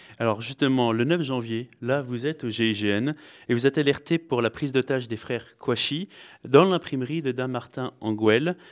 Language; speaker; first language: French; native; French